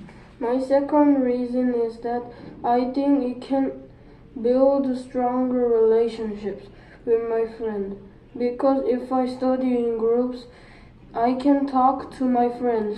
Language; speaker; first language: English; non-native, learner; Korean